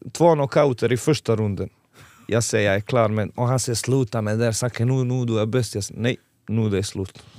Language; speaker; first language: Swedish; non-native, fluent; Serbian